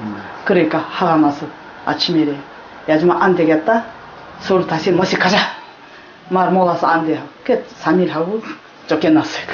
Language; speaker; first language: Korean; non-native, learner; Russian